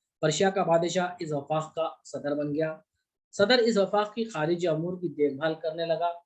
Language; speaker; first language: Urdu; native; Urdu